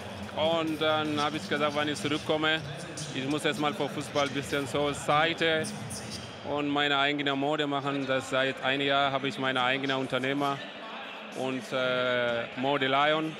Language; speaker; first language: German; non-native, learner; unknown